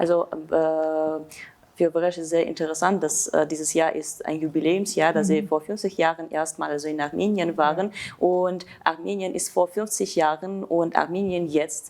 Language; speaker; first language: German; non-native, fluent; Armenian